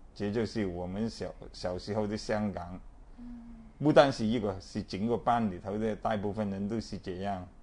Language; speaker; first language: Chinese; non-native, local second language; Cantonese